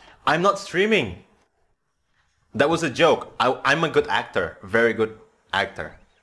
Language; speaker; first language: English; non-native, fluent; Indonesian